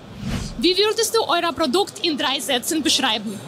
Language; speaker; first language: German; native; German